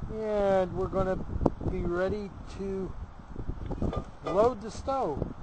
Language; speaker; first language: English; native; English